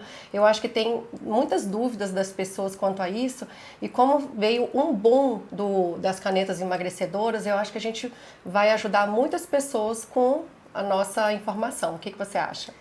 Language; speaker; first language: Portuguese; native; Portuguese